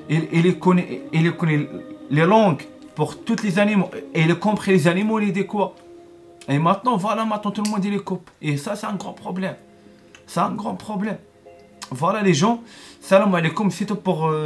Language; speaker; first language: French; non-native, learner; Arabic